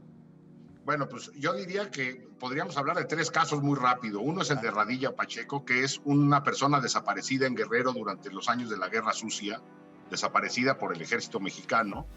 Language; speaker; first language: Spanish; native; Spanish